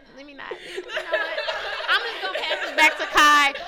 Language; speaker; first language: English; native; English